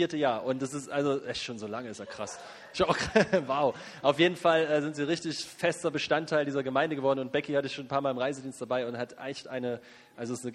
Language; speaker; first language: German; native; German